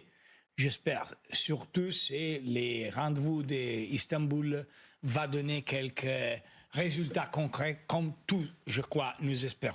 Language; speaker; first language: French; non-native, fluent; Italian